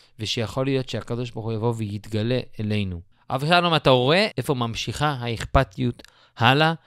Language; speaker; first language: Hebrew; native; Hebrew